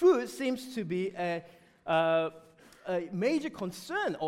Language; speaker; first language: English; non-native, local second language; Chinese